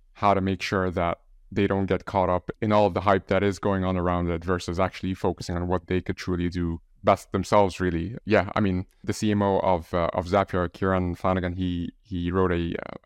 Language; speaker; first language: English; non-native, fluent; Arabic